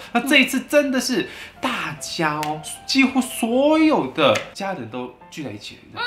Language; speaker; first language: Chinese; native; Chinese